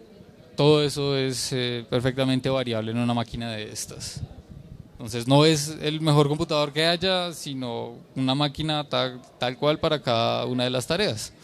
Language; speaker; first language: Spanish; native; Spanish